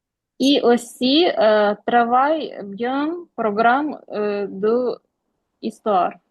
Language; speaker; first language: French; non-native, learner; Ukrainian